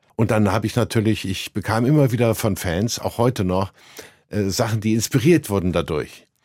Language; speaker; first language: German; native; German